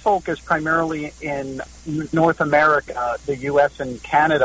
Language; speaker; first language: English; native; English